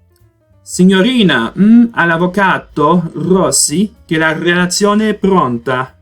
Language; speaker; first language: Italian; non-native, learner; Portuguese